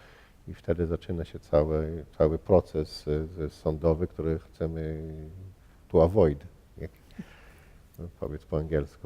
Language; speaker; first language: Polish; early bilingual, heritage; Polish